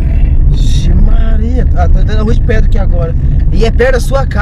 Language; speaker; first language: Portuguese; native; Portuguese